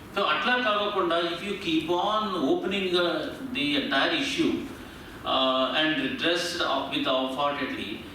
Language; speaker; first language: English; non-native, local second language; Telugu